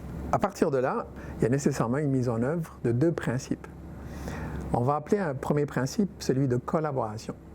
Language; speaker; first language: French; native; French